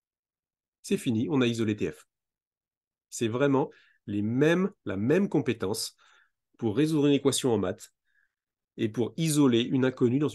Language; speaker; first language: French; native; French